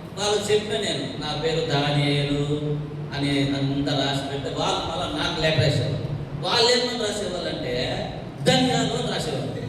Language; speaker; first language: Telugu; non-native, local second language; Tamil